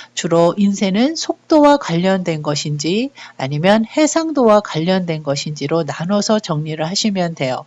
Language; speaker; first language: Korean; native; Korean